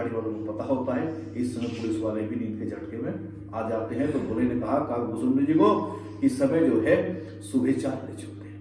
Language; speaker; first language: Hindi; native; Hindi